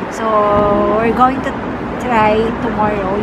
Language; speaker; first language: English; non-native, local second language; Filipino